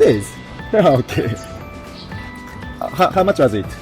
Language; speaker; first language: English; non-native, learner; Japanese